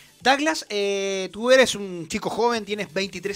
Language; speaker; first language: Spanish; native; Spanish